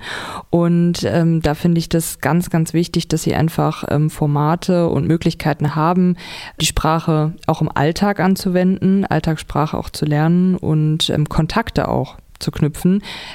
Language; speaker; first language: German; native; German